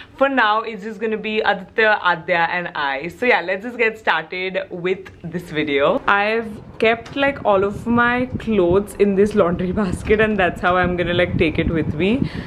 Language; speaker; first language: English; non-native, local second language; Hindi